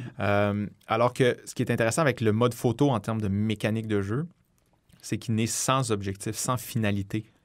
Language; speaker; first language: French; native; French